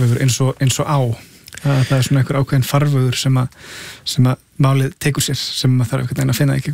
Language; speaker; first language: Icelandic; native; Icelandic